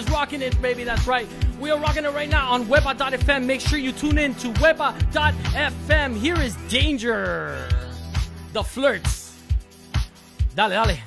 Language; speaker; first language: English; early bilingual, other home language; Spanish